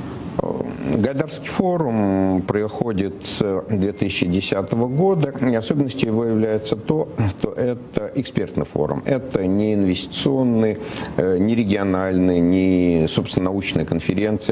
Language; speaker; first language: Russian; native; Russian